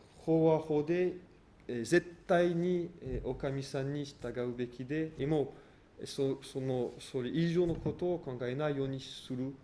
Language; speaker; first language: Japanese; non-native, fluent; French